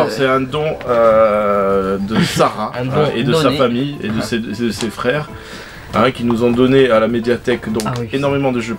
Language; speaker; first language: French; native; French